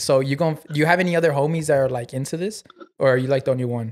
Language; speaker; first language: English; early bilingual, other home language; Spanish